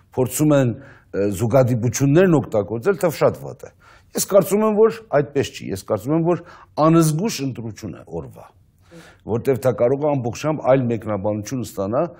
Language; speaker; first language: Armenian; native; Armenian